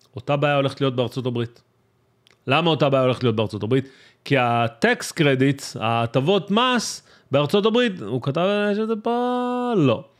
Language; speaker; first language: Hebrew; native; Hebrew